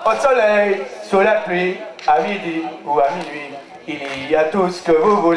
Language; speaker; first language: French; native; French